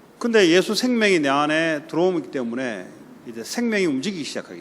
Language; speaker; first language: Korean; native; Korean